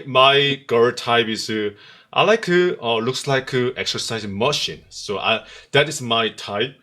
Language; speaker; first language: English; non-native, learner; Korean